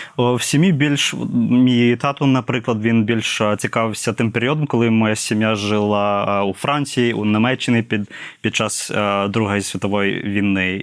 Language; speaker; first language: Ukrainian; non-native, fluent; English